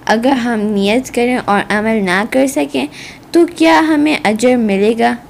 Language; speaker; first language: Hindi; native; Hindi